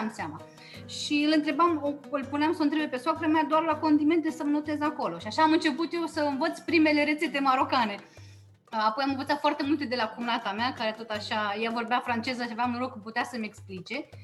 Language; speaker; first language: Romanian; native; Romanian